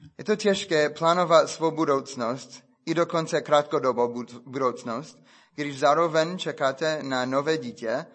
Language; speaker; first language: Czech; non-native, fluent; English